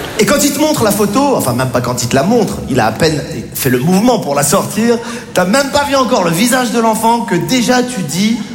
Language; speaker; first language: French; native; French